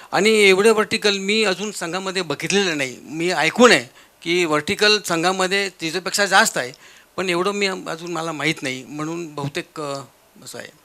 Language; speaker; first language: Marathi; non-native, local second language; Marwari